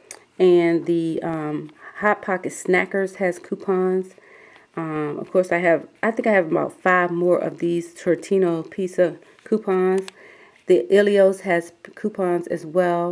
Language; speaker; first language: English; native; English